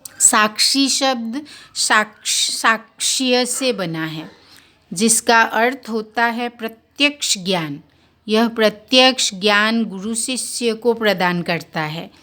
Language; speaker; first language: Hindi; non-native, local second language; Assamese